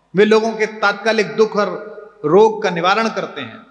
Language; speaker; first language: Hindi; native; Hindi